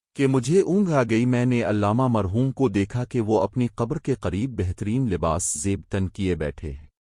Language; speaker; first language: Urdu; native; Urdu